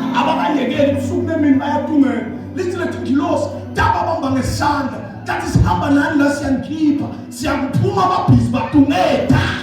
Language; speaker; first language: Zulu; non-native, local second language; Swati